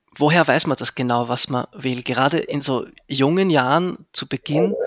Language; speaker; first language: German; native; German